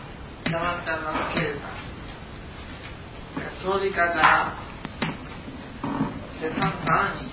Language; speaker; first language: Italian; early bilingual, heritage; Italian